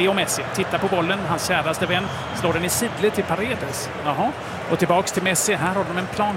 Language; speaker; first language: Swedish; native; Swedish